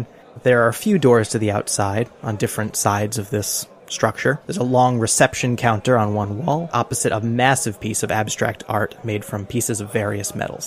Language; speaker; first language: English; native; English